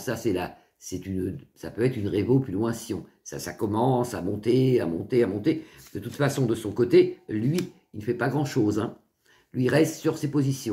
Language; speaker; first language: French; native; French